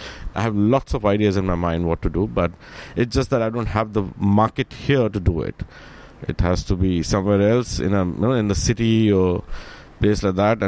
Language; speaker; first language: English; non-native, local second language; Hindi